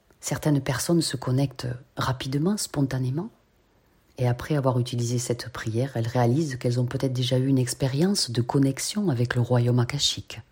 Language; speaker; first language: French; native; French